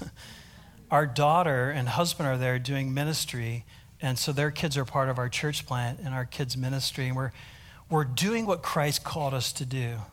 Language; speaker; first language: English; native; English